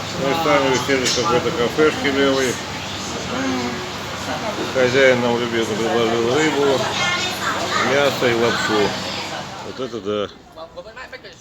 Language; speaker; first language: Russian; native; Russian